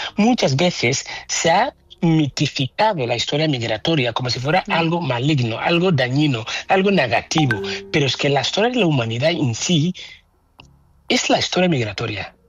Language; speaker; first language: Spanish; non-native, fluent; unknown